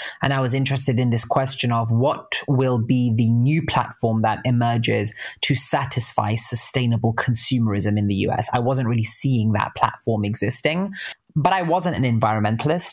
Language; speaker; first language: English; native; English